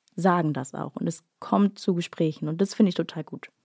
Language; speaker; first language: German; native; German